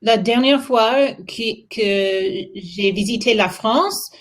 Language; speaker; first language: French; non-native, learner; English